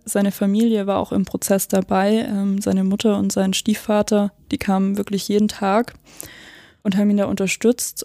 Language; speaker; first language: German; native; German